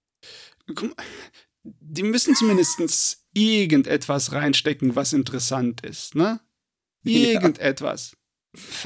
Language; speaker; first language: German; native; German